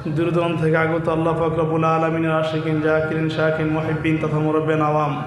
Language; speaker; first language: Bangla; native; Bangla